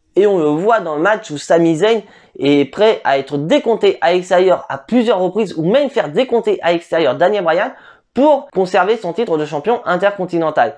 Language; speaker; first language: French; native; French